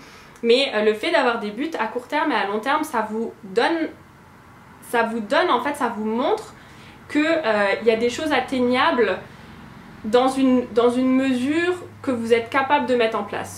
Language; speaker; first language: French; native; French